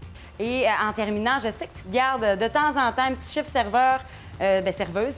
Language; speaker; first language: French; native; French